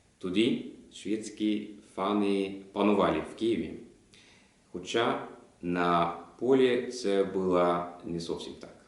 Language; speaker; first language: Ukrainian; non-native, fluent; Swedish